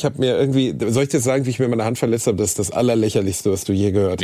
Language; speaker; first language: German; native; German